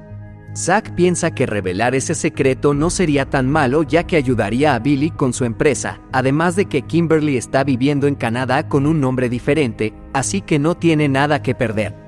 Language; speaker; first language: Spanish; native; Spanish